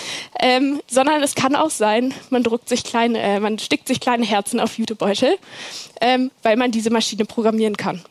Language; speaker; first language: German; native; German